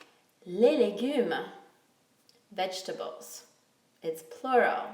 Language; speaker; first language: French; non-native, fluent; English